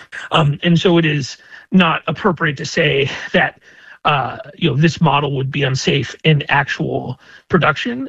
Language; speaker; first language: English; native; English